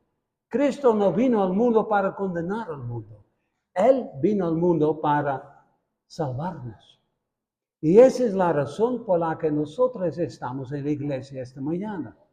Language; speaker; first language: Spanish; non-native, fluent; Dutch